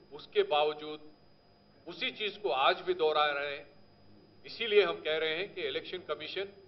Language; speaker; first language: Hindi; non-native, local second language; Telugu